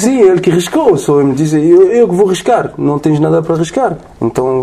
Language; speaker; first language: Portuguese; non-native, learner; French